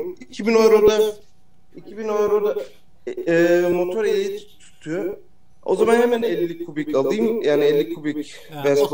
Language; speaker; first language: Turkish; early bilingual, heritage; Turkish